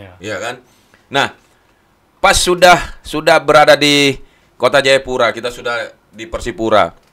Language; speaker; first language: Indonesian; native; Indonesian